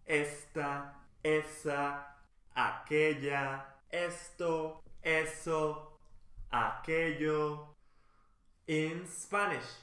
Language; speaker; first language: Spanish; non-native, fluent; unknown